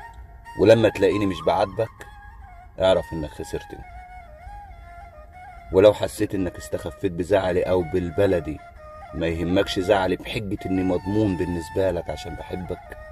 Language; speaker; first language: Arabic; native; Arabic